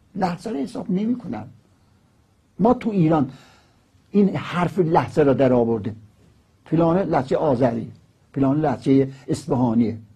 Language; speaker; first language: Persian; non-native, local second language; Azerbaijani